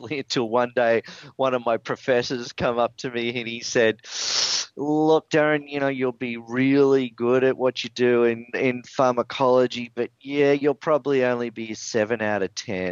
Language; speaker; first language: English; native; English